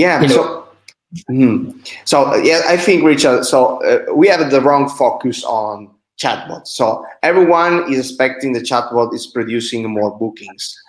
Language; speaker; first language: English; non-native, fluent; Italian